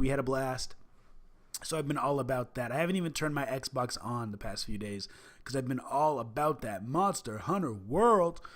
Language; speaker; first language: English; native; English